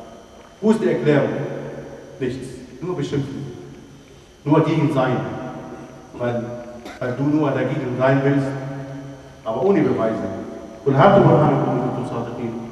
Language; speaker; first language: German; non-native, fluent; Arabic